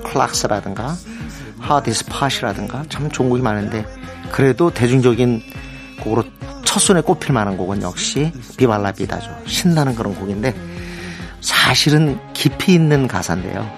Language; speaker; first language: Korean; native; Korean